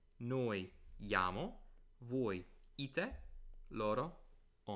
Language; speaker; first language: Italian; non-native, fluent; English